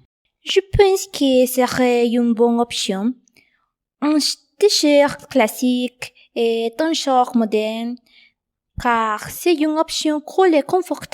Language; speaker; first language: French; non-native, learner; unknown